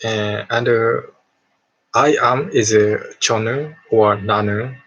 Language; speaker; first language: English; non-native, learner; Japanese